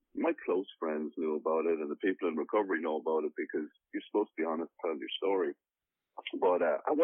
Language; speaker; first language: English; native; English